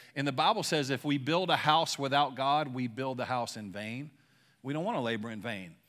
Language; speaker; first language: English; native; English